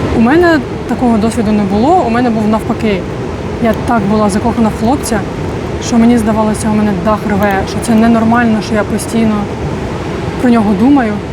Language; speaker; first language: Ukrainian; non-native, local second language; Russian